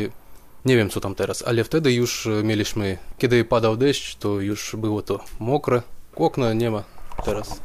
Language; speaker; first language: Polish; non-native, fluent; Russian